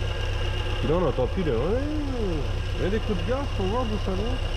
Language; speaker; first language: French; native; French